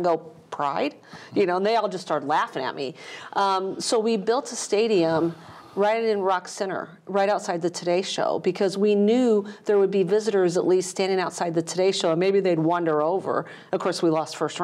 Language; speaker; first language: English; native; English